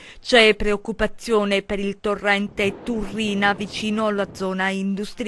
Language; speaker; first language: Italian; native; Italian